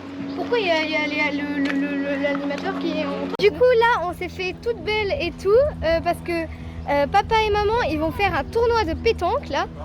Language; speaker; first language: French; native; French